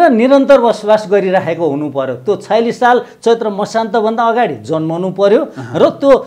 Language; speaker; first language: Nepali; native; Nepali